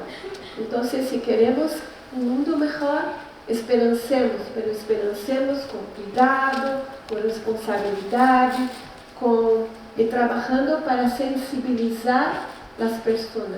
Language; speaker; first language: Spanish; non-native, learner; Portuguese